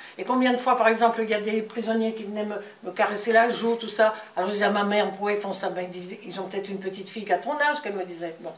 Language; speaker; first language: French; native; French